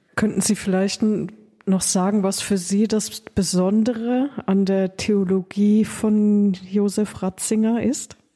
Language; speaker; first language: German; non-native, fluent; Arabic